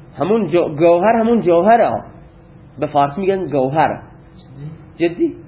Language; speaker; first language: Persian; non-native, local second language; Baluchi